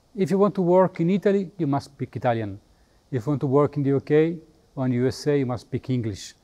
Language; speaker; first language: English; non-native, fluent; Italian